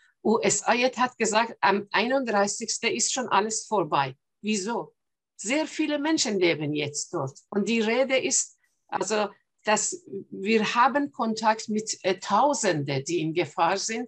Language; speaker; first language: German; non-native, fluent; Persian